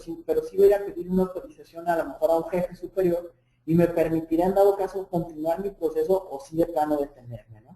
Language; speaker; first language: Spanish; native; Spanish